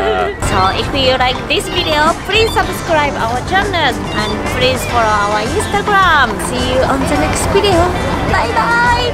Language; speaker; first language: English; non-native, learner; Japanese